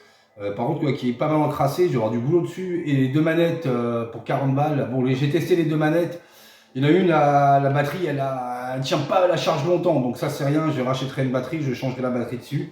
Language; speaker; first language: French; native; French